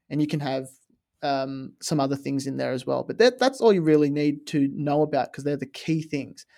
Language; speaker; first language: English; native; English